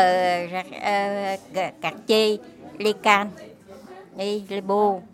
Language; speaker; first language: French; non-native, learner; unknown